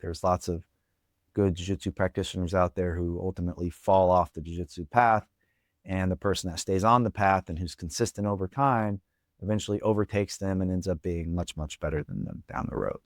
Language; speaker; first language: English; native; English